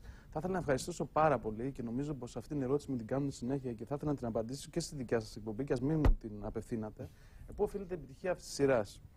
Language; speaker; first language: Greek; native; Greek